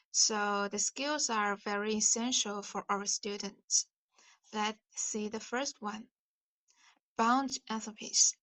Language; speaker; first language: English; non-native, fluent; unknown